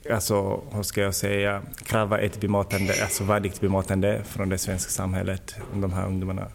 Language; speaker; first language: Swedish; non-native, fluent; Somali